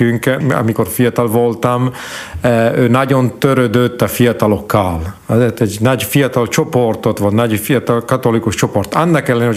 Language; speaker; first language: Hungarian; non-native, fluent; Italian